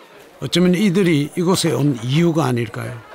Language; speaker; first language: Korean; native; Korean